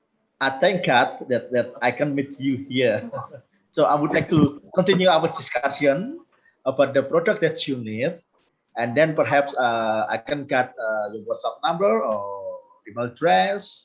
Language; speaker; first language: English; non-native, learner; Indonesian